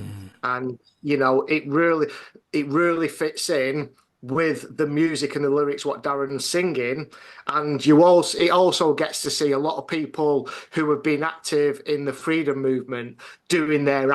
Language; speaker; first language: English; native; English